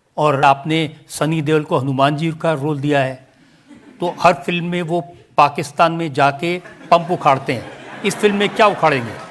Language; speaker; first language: Hindi; native; Hindi